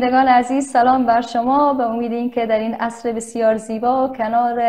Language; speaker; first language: Persian; native; Persian